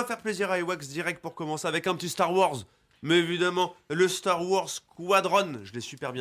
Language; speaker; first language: French; native; French